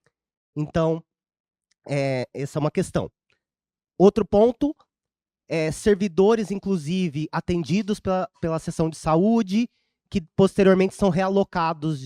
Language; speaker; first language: Portuguese; native; Portuguese